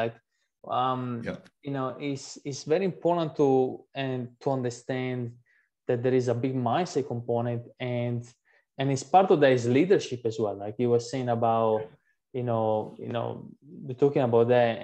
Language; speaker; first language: English; non-native, fluent; Italian